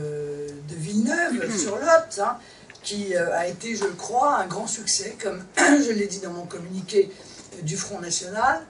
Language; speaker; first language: French; native; French